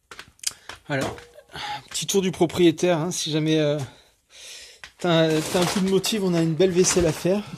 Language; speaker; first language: French; native; French